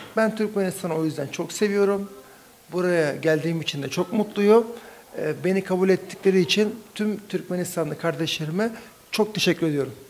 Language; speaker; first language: Turkish; native; Turkish